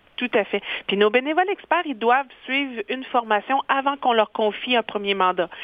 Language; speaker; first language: French; native; French